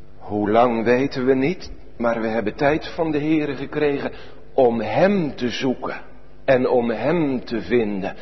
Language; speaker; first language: Dutch; native; Dutch